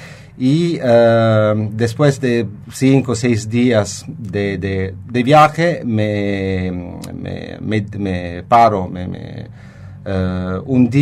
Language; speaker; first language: Spanish; non-native, fluent; Italian